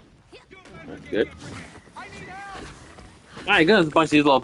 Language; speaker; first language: English; native; English